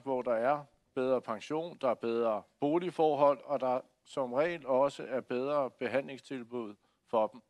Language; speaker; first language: Danish; native; Danish